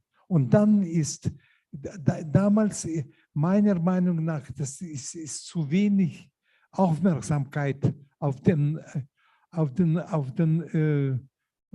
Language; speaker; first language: German; non-native, learner; Lithuanian